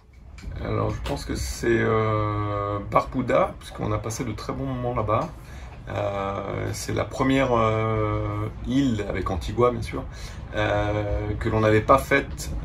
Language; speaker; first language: French; native; French